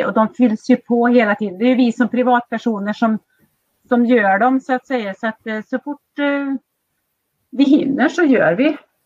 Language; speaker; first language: Swedish; native; Swedish